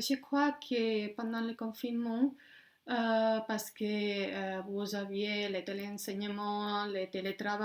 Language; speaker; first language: French; non-native, fluent; Spanish